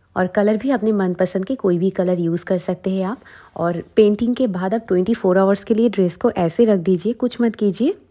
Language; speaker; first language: Hindi; non-native, local second language; Bangla